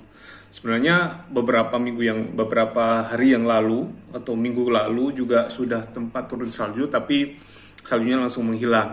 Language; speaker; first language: Indonesian; non-native, local second language; Javanese